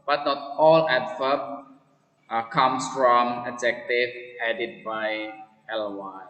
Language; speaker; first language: English; non-native, fluent; Indonesian